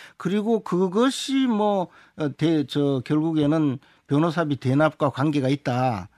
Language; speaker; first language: Korean; native; Korean